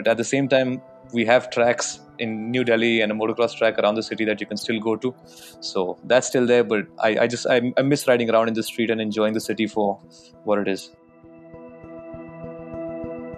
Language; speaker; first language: English; non-native, local second language; Hindi